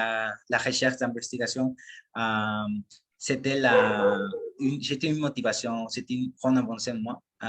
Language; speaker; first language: French; non-native, learner; Spanish